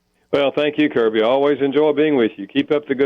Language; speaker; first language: English; native; English